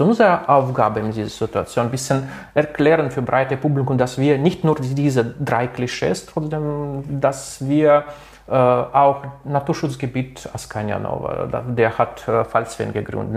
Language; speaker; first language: German; non-native, local second language; Russian